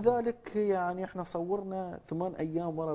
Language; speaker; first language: Arabic; native; Arabic